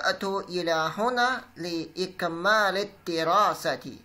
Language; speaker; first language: Arabic; non-native, learner; Chinese